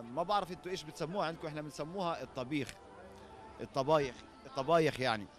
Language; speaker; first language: Arabic; native; Arabic